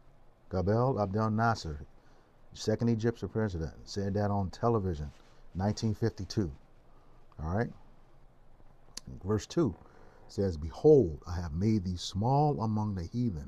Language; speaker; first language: English; native; English